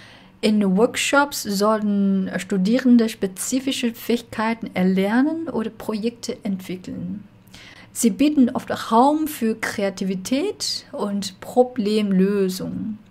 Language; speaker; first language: German; non-native, fluent; Chinese